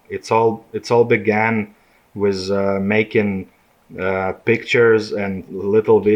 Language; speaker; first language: English; non-native, fluent; Ukrainian